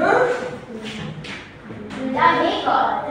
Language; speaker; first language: French; non-native, learner; Arabic